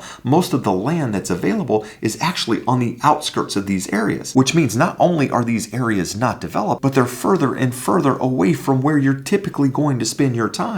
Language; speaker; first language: English; native; English